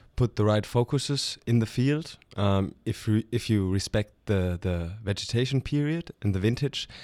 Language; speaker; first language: English; non-native, fluent; German